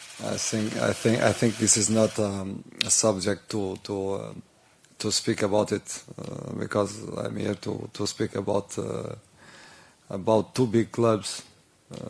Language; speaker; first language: English; non-native, learner; Portuguese